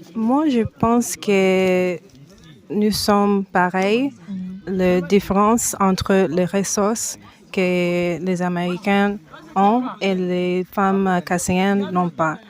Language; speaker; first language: French; early bilingual, heritage; French